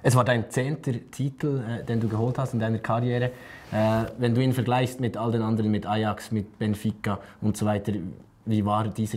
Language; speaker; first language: German; native; German